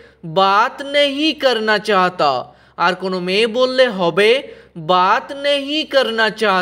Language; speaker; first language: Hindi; non-native, local second language; Bangla